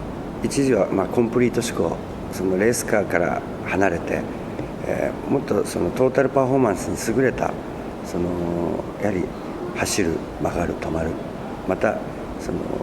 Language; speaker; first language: Japanese; native; Japanese